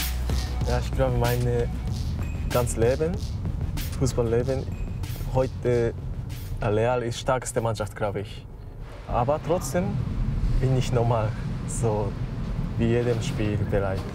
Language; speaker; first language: German; non-native, learner; English